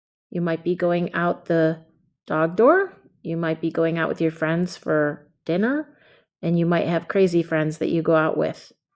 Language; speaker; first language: English; native; English